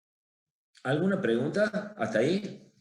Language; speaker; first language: Spanish; native; Spanish